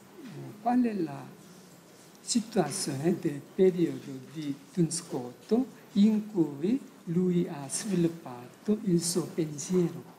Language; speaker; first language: Italian; non-native, fluent; Korean